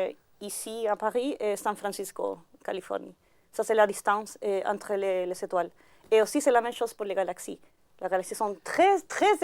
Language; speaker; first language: French; non-native, learner; Spanish